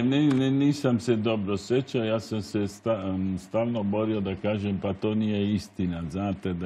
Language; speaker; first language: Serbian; non-native, learner; Italian